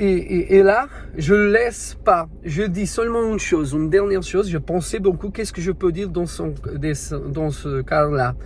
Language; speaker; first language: French; non-native, learner; Portuguese